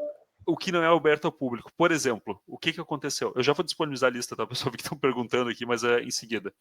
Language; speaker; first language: Portuguese; native; Portuguese